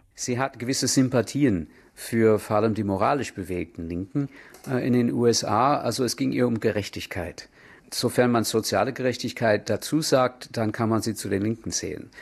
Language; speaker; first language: German; non-native, fluent; English